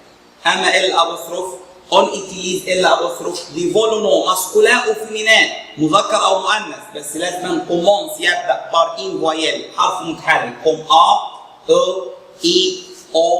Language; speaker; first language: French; non-native, fluent; Arabic